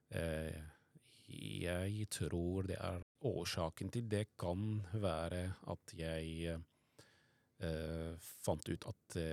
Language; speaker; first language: Norwegian; non-native, fluent; Arabic